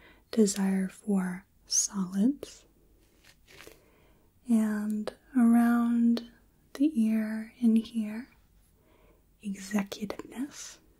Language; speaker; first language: English; native; English